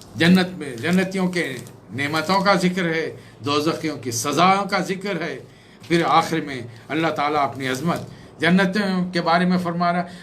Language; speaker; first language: Urdu; native; Urdu